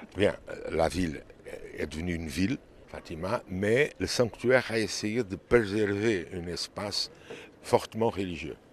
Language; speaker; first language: French; non-native, fluent; Portuguese